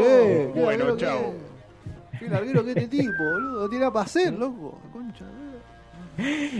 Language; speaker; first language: Spanish; native; Spanish